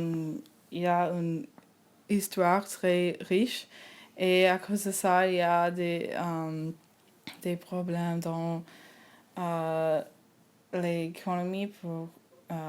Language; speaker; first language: French; non-native, learner; English